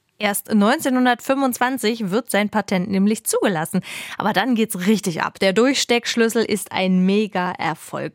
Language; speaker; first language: German; native; German